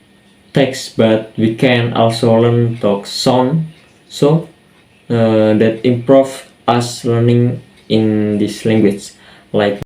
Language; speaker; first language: English; non-native, learner; Indonesian